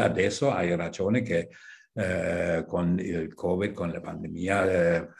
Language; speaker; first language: Italian; non-native, fluent; German